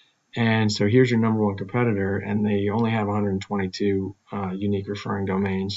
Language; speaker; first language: English; native; English